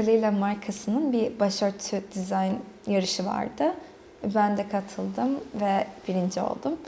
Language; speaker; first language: Turkish; early bilingual, other home language; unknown